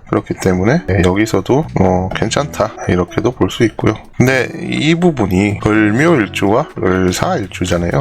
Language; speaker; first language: Korean; native; Korean